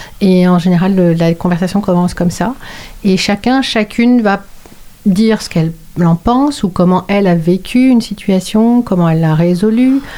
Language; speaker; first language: French; native; French